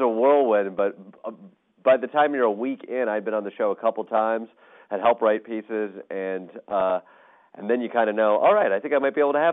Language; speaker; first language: English; native; English